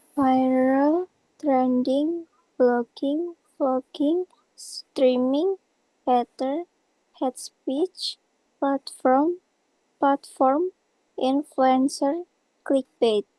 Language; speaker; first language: English; non-native, learner; Indonesian